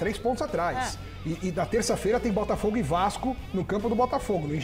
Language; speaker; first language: Portuguese; native; Portuguese